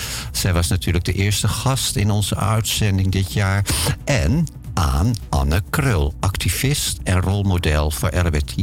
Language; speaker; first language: Dutch; native; Dutch